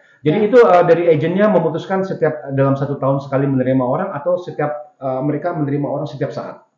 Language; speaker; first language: Indonesian; native; Indonesian